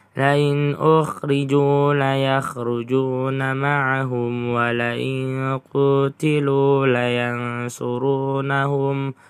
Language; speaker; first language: Arabic; non-native, learner; Indonesian